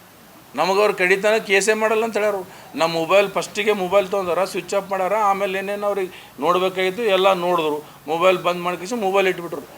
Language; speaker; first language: Kannada; native; Kannada